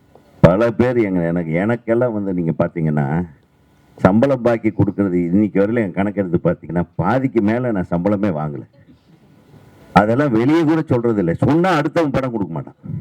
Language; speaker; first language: Tamil; native; Tamil